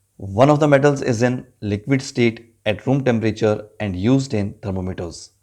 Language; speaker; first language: English; non-native, local second language; Punjabi